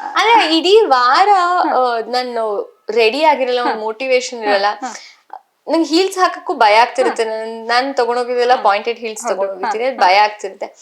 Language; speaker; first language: Kannada; native; Kannada